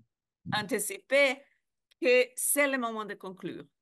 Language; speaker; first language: French; non-native, learner; Spanish